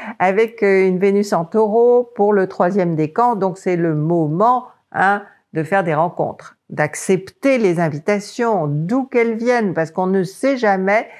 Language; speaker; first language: French; native; French